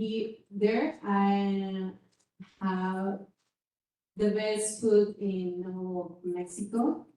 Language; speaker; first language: English; non-native, learner; Spanish